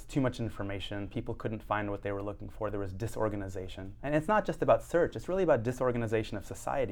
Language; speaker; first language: English; native; English